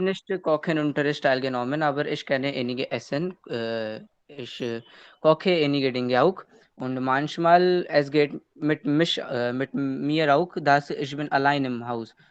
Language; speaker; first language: German; non-native, learner; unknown